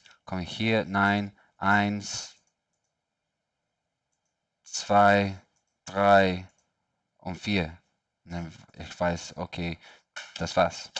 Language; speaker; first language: German; non-native, learner; English